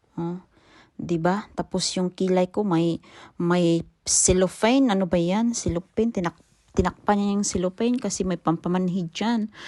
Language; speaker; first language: Filipino; non-native, local second language; Cebuano